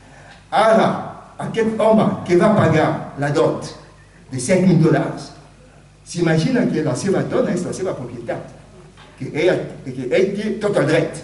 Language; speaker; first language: Catalan; non-native, fluent; Lingala